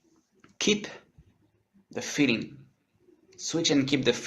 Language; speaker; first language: English; non-native, learner; French